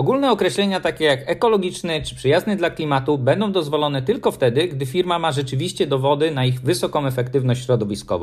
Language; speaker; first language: Polish; native; Polish